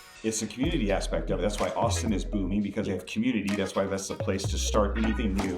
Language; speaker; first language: English; native; English